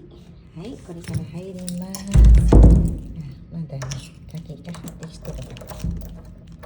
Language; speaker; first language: Japanese; non-native, learner; Filipino